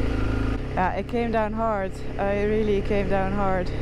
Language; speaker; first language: English; non-native, fluent; Dutch